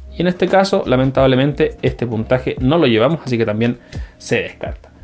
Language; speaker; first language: Spanish; native; Spanish